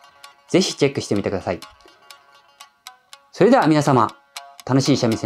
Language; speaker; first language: Japanese; native; Japanese